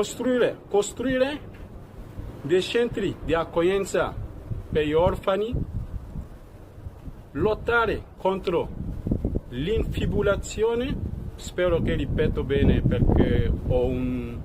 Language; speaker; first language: Italian; non-native, fluent; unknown